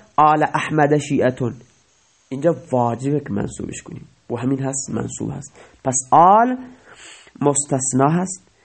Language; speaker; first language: Persian; non-native, local second language; Baluchi